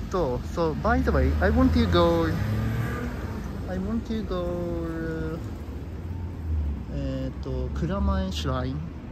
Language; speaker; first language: English; non-native, learner; Japanese